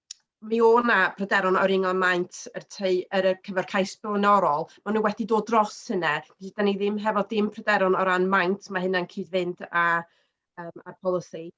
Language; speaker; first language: Welsh; native; Welsh